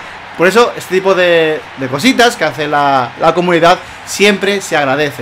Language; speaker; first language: Spanish; native; Spanish